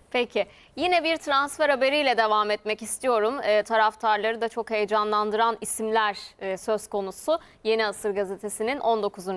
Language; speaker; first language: Turkish; native; Turkish